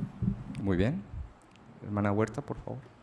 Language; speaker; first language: Spanish; native; Spanish